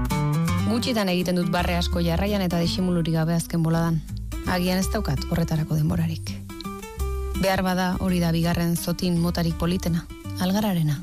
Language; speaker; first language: Basque; native; Basque